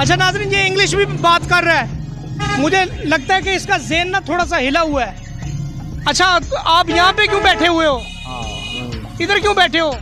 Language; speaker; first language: Urdu; non-native, local second language; Punjabi